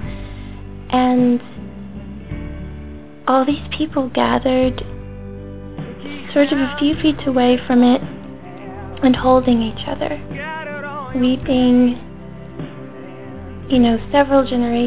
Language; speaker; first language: English; native; English